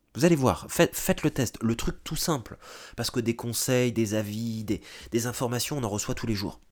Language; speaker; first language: French; native; French